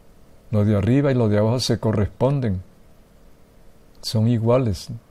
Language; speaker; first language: Spanish; native; Spanish